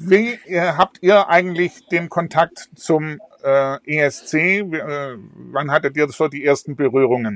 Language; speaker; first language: German; native; German